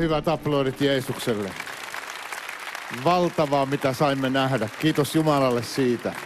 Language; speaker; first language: Finnish; native; Finnish